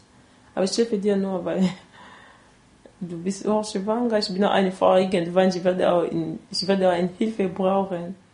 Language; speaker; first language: German; non-native, learner; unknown